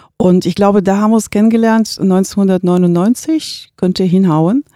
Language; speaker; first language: German; non-native, fluent; Bulgarian